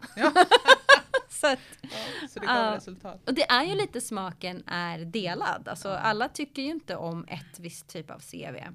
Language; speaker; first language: Swedish; early bilingual, other home language; Arabic